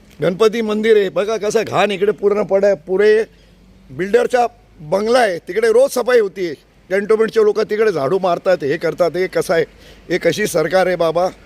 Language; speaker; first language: Marathi; non-native, local second language; Urdu